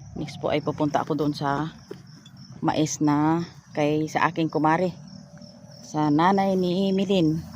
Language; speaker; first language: Filipino; non-native, local second language; Cebuano